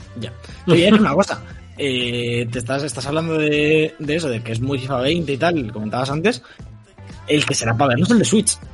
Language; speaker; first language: Spanish; native; Spanish